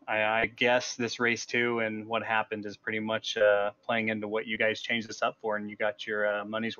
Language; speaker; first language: English; native; English